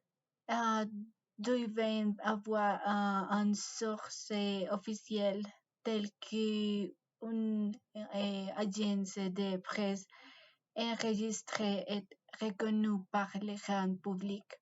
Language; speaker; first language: French; non-native, learner; Spanish